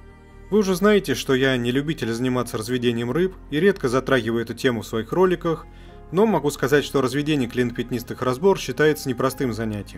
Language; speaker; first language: Russian; native; Russian